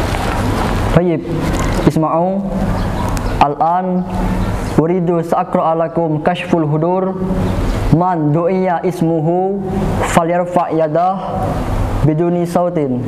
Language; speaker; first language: Arabic; non-native, learner; Indonesian